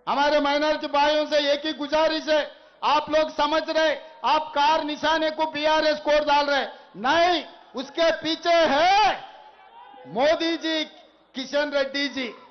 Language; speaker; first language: Hindi; non-native, local second language; Telugu